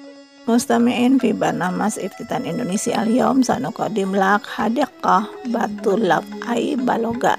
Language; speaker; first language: Arabic; non-native, fluent; Indonesian